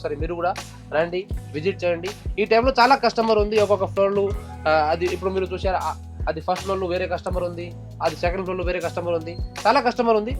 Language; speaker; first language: Telugu; non-native, local second language; Urdu